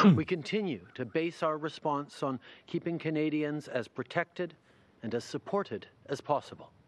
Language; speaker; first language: English; native; English